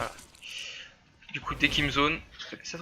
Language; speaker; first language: French; native; French